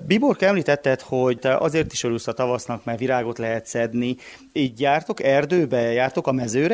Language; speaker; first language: Hungarian; native; Hungarian